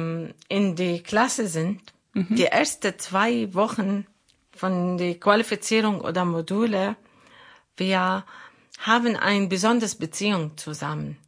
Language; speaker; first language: German; non-native, learner; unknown